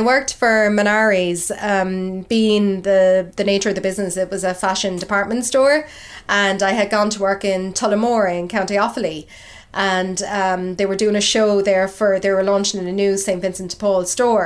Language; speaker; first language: English; native; English